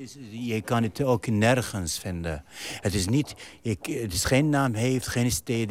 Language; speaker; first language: Dutch; non-native, fluent; Arabic